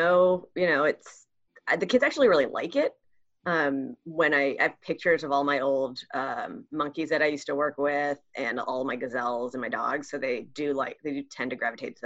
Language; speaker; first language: English; early bilingual, other home language; Spanish